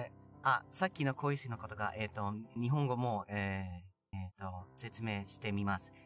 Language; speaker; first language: Japanese; non-native, learner; English